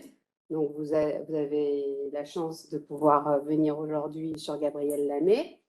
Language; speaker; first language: French; native; French